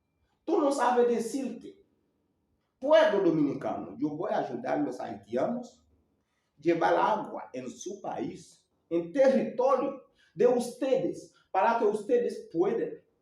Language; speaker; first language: Spanish; non-native, learner; Haitian Creole